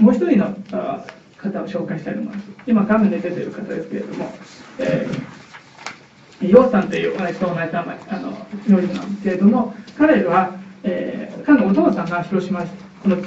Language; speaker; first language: Japanese; non-native, fluent; Chinese